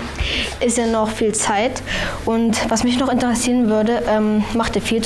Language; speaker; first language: German; native; German